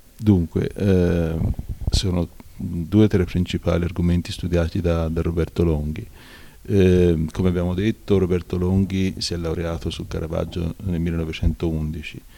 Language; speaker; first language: Italian; native; Italian